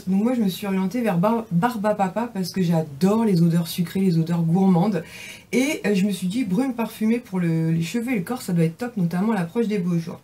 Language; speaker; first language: French; native; French